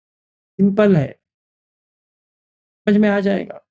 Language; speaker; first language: Hindi; native; Hindi